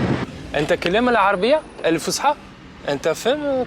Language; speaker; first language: Arabic; non-native, learner; French